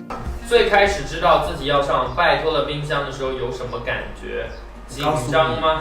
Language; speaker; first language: Chinese; native; Chinese